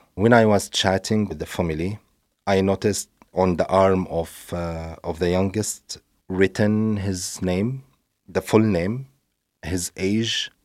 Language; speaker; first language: English; non-native, fluent; Arabic